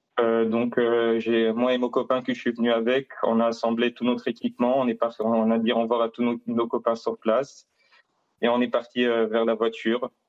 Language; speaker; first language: French; non-native, fluent; Hebrew